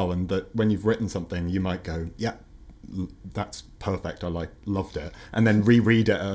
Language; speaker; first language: English; native; English